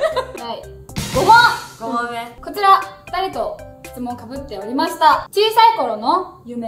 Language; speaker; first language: Japanese; native; Japanese